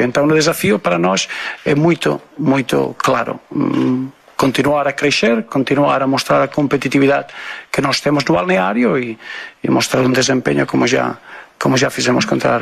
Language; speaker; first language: Portuguese; non-native, fluent; Spanish